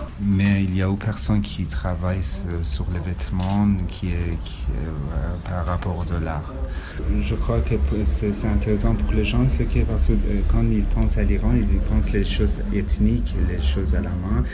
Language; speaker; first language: French; non-native, learner; Persian